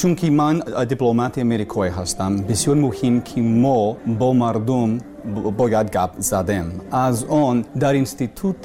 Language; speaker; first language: Persian; non-native, learner; English